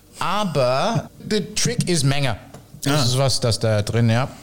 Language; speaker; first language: German; non-native, fluent; English